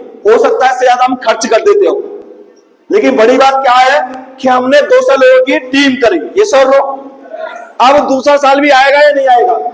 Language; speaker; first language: Hindi; native; Hindi